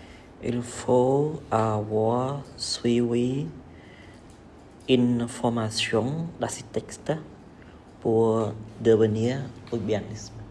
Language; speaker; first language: French; non-native, learner; Vietnamese